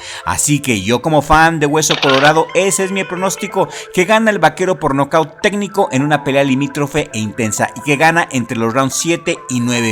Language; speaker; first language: Spanish; native; Spanish